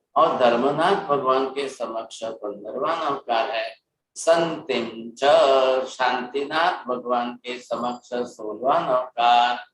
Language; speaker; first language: Hindi; non-native, local second language; Gujarati